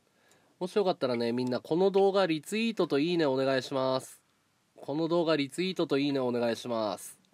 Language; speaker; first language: Japanese; native; Japanese